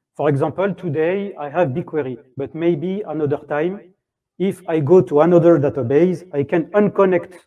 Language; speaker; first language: English; non-native, fluent; French